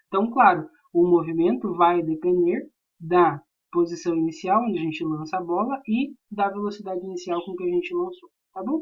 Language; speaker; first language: Portuguese; native; Portuguese